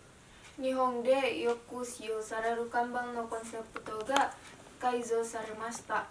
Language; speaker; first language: Japanese; non-native, learner; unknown